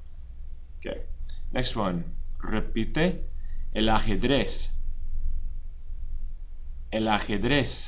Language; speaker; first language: Spanish; non-native, fluent; English